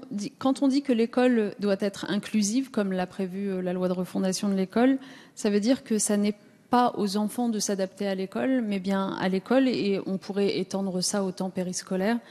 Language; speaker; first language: French; native; French